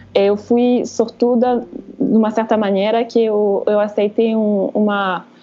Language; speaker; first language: Portuguese; non-native, fluent; French